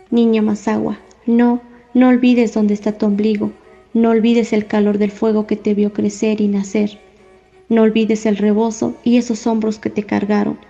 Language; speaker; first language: Spanish; non-native, local second language; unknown